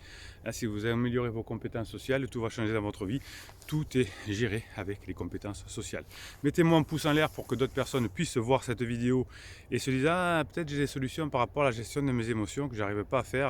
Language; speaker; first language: French; native; French